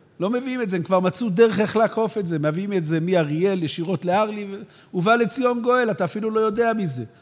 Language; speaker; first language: Hebrew; native; Hebrew